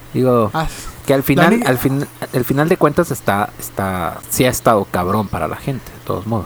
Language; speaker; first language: Spanish; native; Spanish